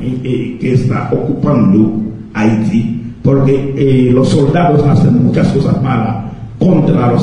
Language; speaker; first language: Spanish; non-native, local second language; Haitian Creole